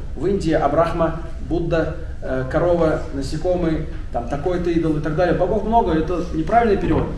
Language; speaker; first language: Russian; non-native, local second language; Tatar